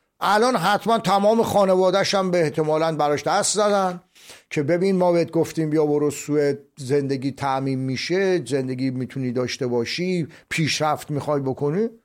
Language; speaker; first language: Persian; native; Persian